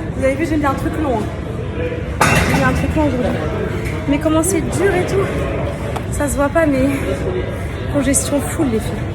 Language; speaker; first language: French; non-native, local second language; Arabic